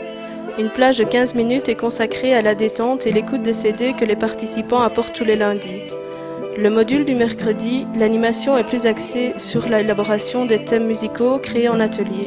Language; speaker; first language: French; native; French